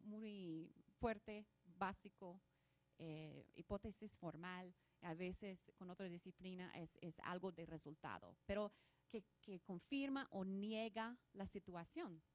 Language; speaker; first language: Spanish; non-native, fluent; English